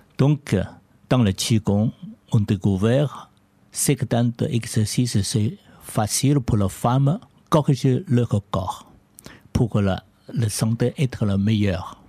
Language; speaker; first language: French; non-native, learner; Chinese